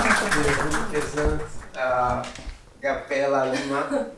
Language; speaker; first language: French; non-native, learner; Portuguese